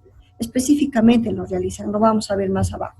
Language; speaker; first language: Spanish; native; Spanish